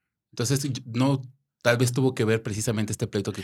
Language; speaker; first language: Spanish; native; Spanish